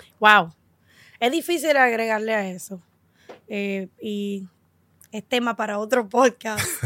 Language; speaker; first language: Spanish; early bilingual, heritage; Spanish